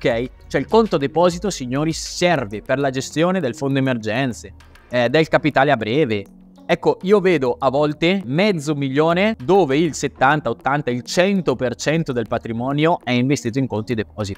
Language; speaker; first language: Italian; native; Italian